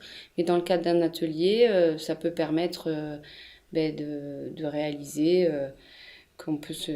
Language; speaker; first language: French; native; French